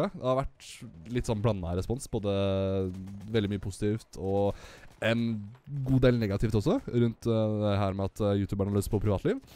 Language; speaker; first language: Norwegian; native; Norwegian